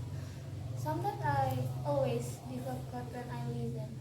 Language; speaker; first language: English; non-native, learner; Indonesian